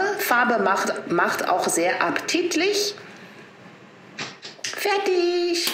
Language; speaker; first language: German; non-native, learner; Chinese